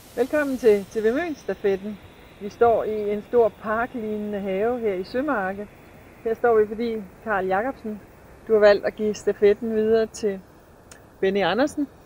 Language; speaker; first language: Danish; native; Danish